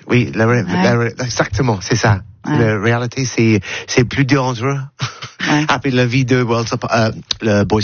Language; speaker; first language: French; non-native, learner; English